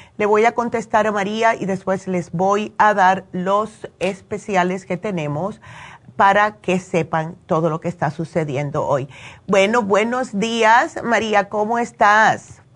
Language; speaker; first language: Spanish; native; Spanish